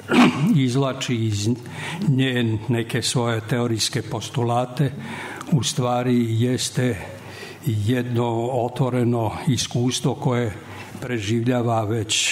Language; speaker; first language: Serbian; native; Serbian